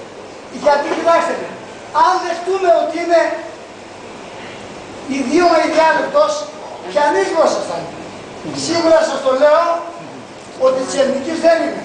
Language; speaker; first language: Greek; non-native, local second language; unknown